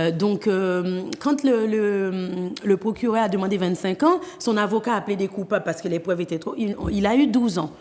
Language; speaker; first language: French; non-native, local second language; Haitian Creole